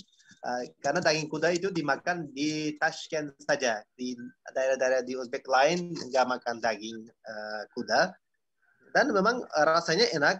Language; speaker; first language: Indonesian; non-native, fluent; Uzbek